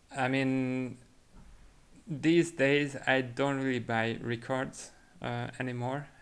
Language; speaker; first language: English; non-native, fluent; Hungarian